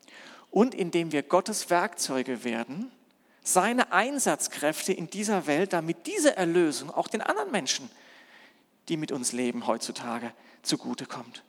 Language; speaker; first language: German; native; German